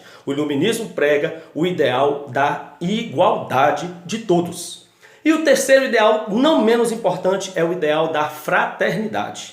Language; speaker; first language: Portuguese; native; Portuguese